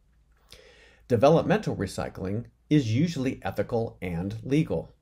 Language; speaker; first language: English; native; English